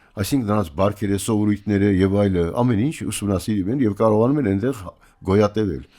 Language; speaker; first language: Armenian; native; Armenian